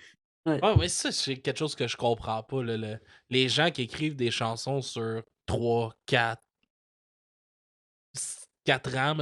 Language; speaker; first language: French; native; French